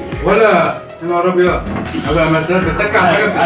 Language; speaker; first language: Arabic; native; Arabic